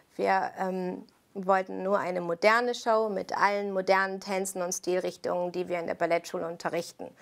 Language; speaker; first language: German; early bilingual, other home language; Italian